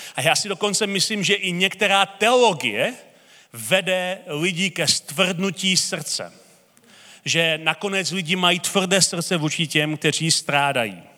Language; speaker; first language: Czech; native; Czech